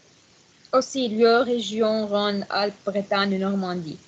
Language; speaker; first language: French; non-native, learner; Arabic